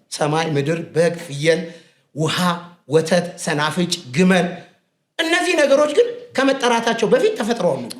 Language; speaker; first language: Amharic; native; Amharic